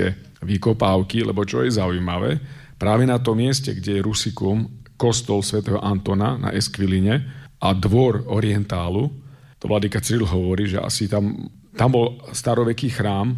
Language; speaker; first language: Slovak; native; Slovak